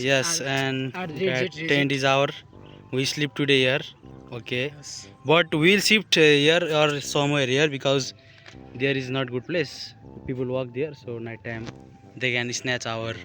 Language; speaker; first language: English; non-native, learner; Nepali